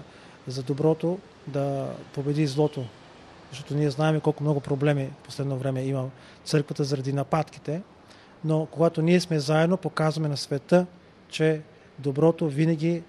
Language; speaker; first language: Bulgarian; native; Bulgarian